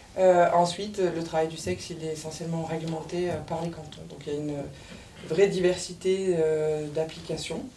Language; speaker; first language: French; native; French